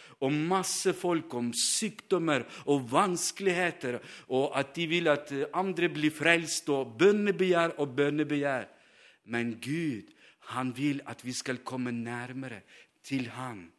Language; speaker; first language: Norwegian; non-native, fluent; Ukrainian